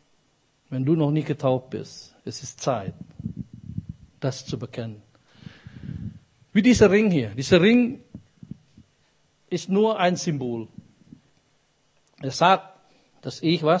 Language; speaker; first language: German; non-native, fluent; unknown